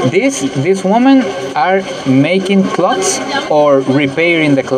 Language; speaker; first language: English; non-native, learner; Spanish